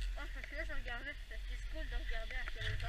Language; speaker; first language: French; native; French